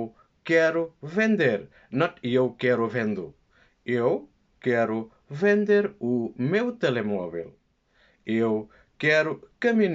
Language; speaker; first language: Portuguese; non-native, learner; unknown